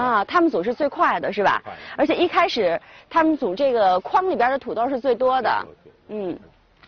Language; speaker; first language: Chinese; native; Chinese